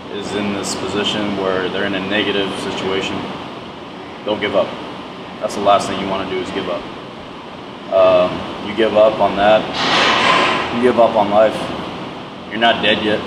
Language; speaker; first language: English; native; English